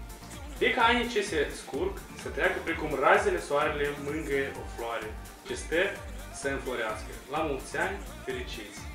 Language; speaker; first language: Romanian; native; Romanian